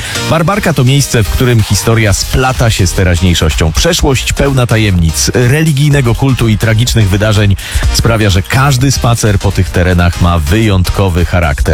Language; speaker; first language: Polish; native; Polish